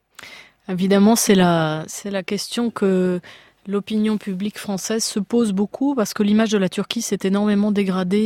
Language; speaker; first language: French; native; French